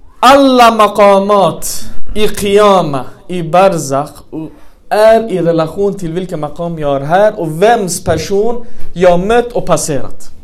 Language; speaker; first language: Swedish; non-native, fluent; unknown